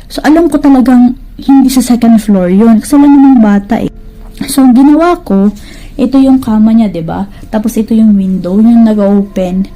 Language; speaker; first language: Filipino; native; Filipino